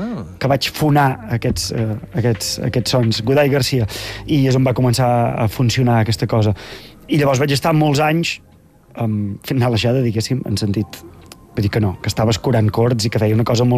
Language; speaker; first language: Catalan; native; Catalan